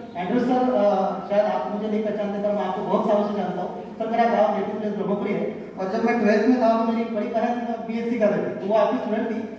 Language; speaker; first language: Hindi; non-native, local second language; Marathi